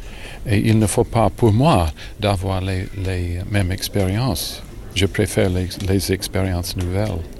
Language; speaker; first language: French; non-native, learner; English